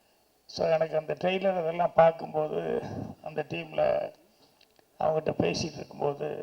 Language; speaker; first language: Tamil; native; Tamil